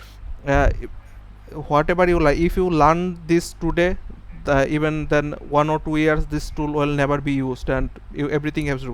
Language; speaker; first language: English; non-native, fluent; Bangla